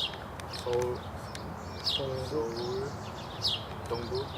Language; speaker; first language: Korean; non-native, learner; English